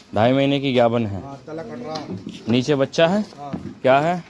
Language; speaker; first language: Hindi; native; Hindi